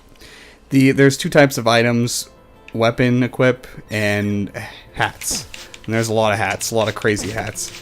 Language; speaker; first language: English; native; English